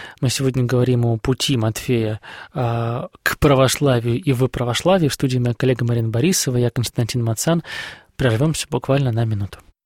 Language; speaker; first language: Russian; native; Russian